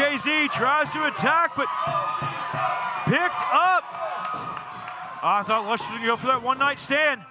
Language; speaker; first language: English; native; English